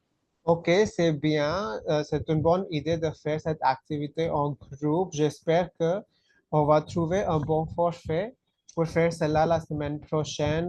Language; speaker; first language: French; non-native, fluent; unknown